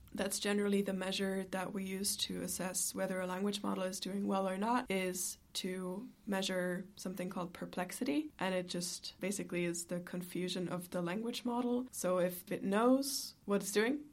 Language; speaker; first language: English; non-native, fluent; German